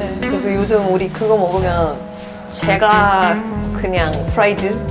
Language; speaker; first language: Korean; non-native, fluent; Swedish